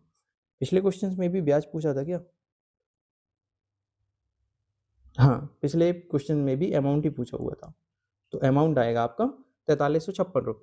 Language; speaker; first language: Hindi; native; Hindi